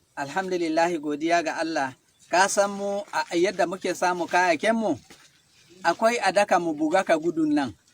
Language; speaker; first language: Hausa; non-native, local second language; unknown